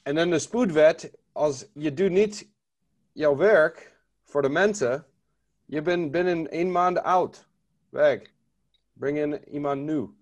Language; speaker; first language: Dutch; non-native, learner; English